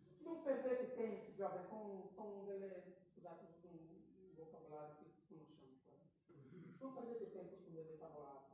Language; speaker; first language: Italian; non-native, fluent; Portuguese